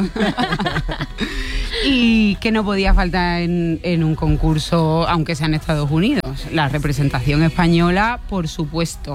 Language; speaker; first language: Spanish; native; Spanish